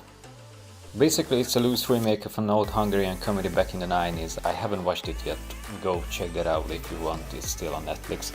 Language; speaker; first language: English; non-native, fluent; Hungarian